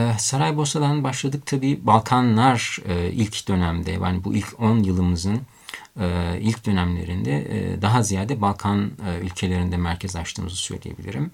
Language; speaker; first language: Turkish; native; Turkish